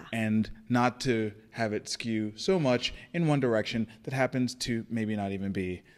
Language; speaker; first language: English; native; English